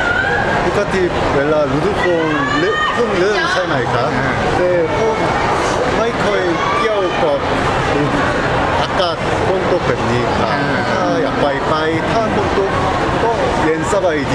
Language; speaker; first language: Thai; non-native, fluent; Korean